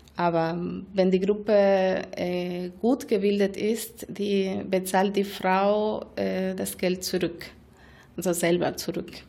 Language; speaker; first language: German; non-native, fluent; Spanish